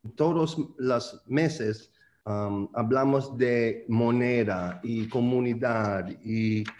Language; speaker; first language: Spanish; non-native, learner; English